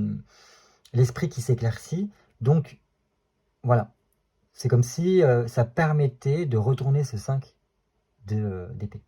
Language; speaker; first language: French; native; French